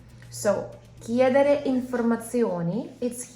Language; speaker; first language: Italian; non-native, fluent; English